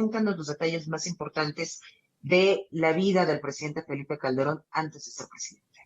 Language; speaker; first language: Spanish; native; Spanish